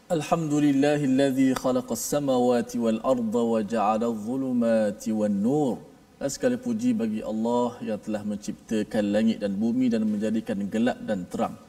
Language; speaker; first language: Malay; native; Malay